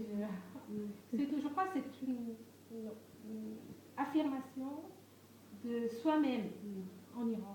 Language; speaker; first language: French; non-native, fluent; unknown